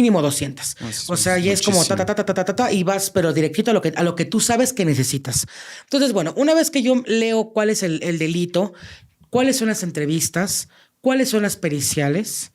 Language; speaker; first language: Spanish; native; Spanish